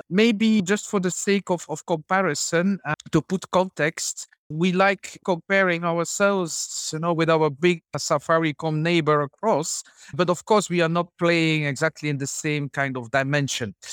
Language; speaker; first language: English; non-native, fluent; Dutch